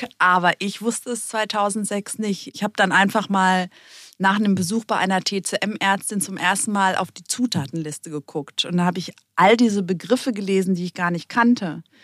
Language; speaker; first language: German; early bilingual, other home language; Greek